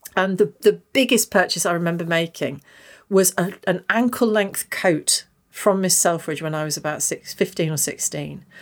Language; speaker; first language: English; native; English